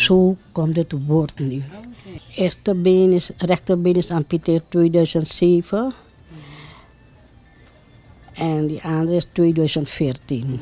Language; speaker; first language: Dutch; non-native, local second language; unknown